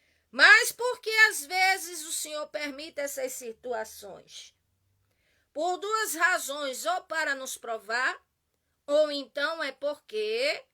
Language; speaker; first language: Portuguese; native; Portuguese